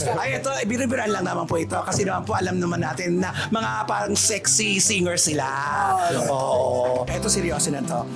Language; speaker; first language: Filipino; non-native, local second language; Iloko